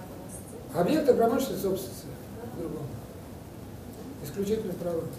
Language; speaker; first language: Russian; native; Russian